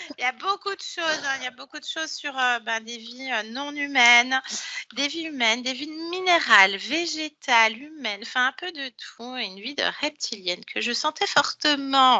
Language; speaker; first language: French; native; French